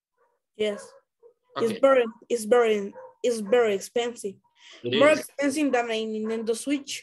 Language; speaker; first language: English; non-native, learner; Spanish